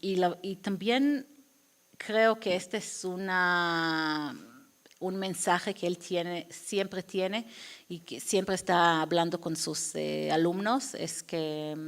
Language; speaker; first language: Spanish; non-native, fluent; Hebrew